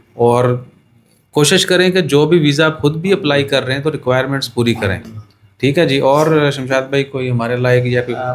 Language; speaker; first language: Hindi; non-native, local second language; Punjabi